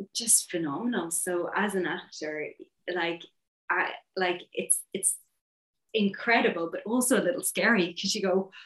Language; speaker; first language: English; native; English